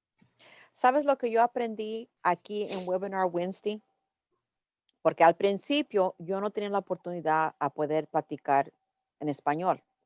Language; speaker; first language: Spanish; early bilingual, heritage; English